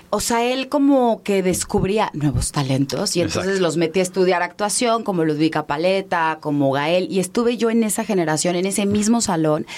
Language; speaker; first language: Spanish; native; Spanish